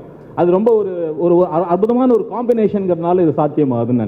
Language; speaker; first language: Tamil; native; Tamil